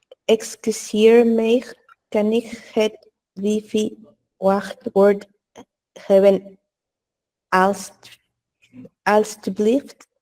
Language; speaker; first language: Dutch; non-native, learner; Spanish